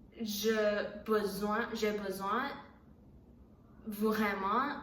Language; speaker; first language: French; non-native, learner; Chinese